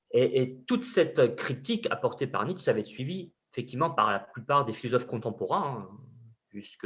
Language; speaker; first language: French; native; French